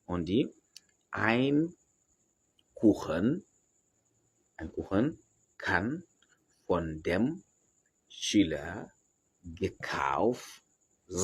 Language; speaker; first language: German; non-native, fluent; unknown